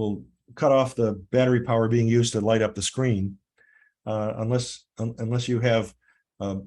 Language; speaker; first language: English; native; English